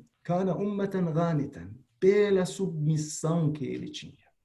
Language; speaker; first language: Portuguese; non-native, fluent; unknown